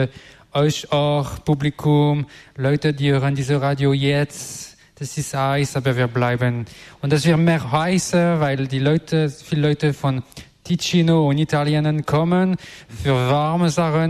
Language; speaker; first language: German; non-native, learner; French